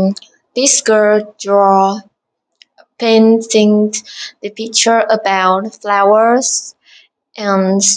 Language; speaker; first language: English; non-native, learner; Vietnamese